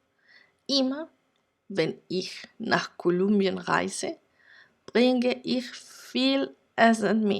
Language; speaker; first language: German; non-native, fluent; Spanish